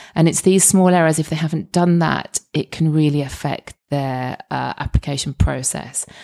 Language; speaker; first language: English; native; English